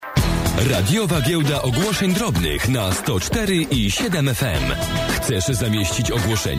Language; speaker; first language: Polish; native; Polish